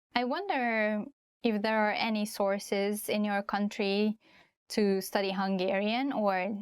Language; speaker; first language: English; non-native, fluent; Hungarian